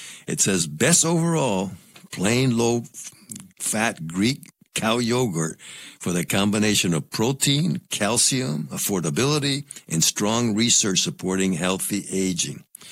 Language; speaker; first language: English; non-native, local second language; Spanish